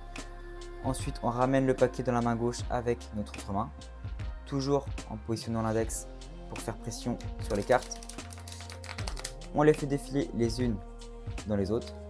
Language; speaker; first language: French; native; French